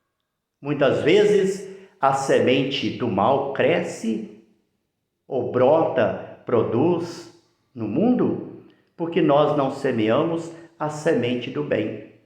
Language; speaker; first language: Portuguese; native; Portuguese